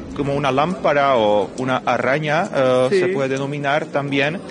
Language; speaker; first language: Spanish; non-native, fluent; Czech